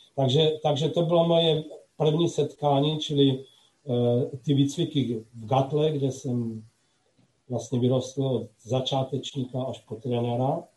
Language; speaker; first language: Czech; non-native, local second language; Slovak